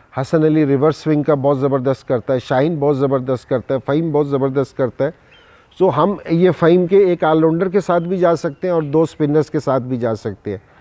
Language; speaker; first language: Urdu; non-native, local second language; Punjabi